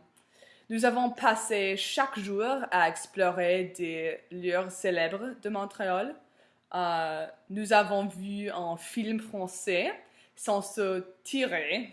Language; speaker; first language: French; non-native, learner; English